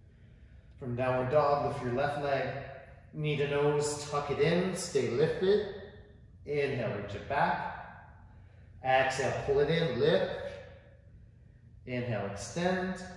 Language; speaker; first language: English; native; English